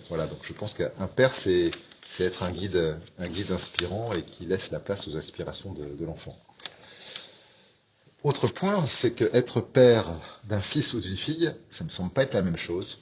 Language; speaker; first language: French; native; French